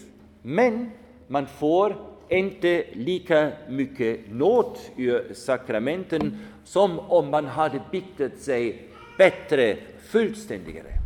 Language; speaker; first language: Swedish; non-native, fluent; German